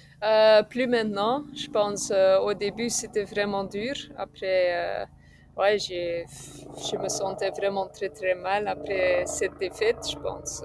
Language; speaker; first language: French; non-native, local second language; Dutch